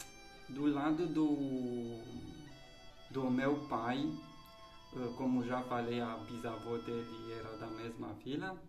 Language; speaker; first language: Portuguese; non-native, fluent; Romanian